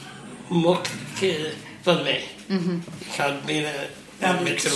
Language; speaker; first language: Dutch; non-native, learner; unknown